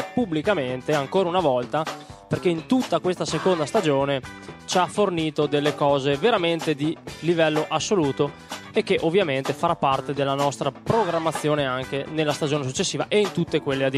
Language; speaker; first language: Italian; native; Italian